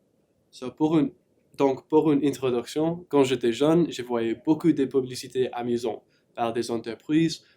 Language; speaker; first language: French; non-native, learner; English